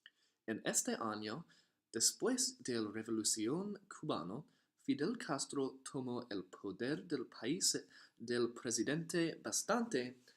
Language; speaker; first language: Spanish; non-native, learner; English